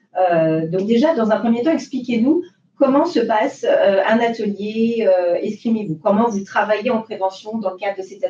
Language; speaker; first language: French; native; French